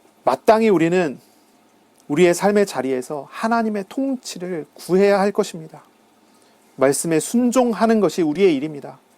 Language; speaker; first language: Korean; native; Korean